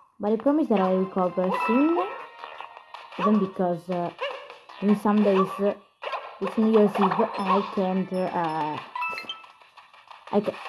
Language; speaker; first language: English; non-native, learner; Italian